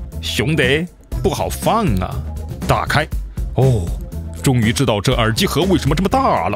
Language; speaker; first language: Chinese; native; Chinese